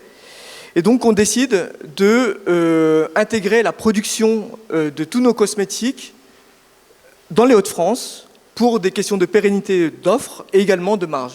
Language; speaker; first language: French; native; French